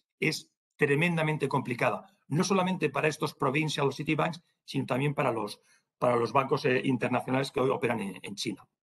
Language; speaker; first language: Spanish; native; Spanish